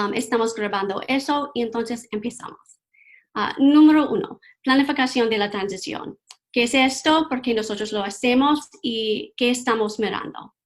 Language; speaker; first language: Spanish; non-native, learner; English